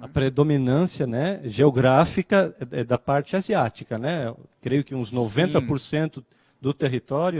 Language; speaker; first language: Portuguese; native; Portuguese